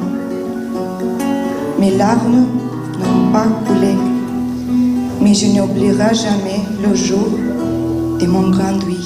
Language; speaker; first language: French; non-native, learner; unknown